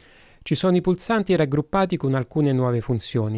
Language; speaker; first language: Italian; native; Italian